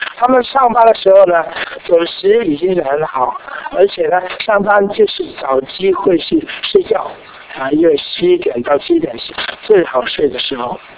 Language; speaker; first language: Chinese; non-native, local second language; Cantonese